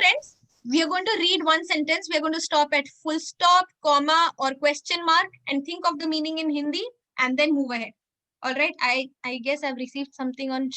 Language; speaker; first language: English; non-native, local second language; Hindi